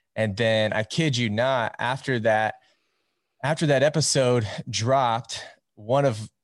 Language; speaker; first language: English; native; English